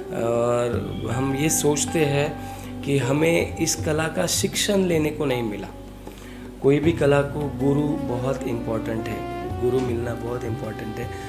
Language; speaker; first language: Hindi; non-native, local second language; Marathi